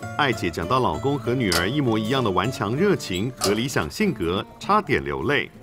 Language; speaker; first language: Chinese; native; Chinese